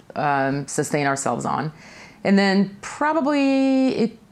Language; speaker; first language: English; early bilingual, other home language; Russian